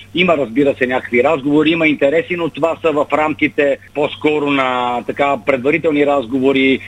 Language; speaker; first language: Bulgarian; native; Bulgarian